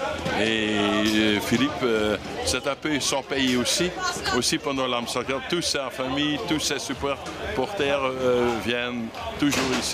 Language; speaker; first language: French; non-native, fluent; Dutch